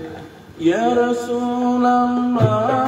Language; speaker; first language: Indonesian; native; Indonesian